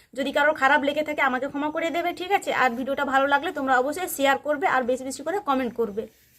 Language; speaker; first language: Bangla; non-native, local second language; Santali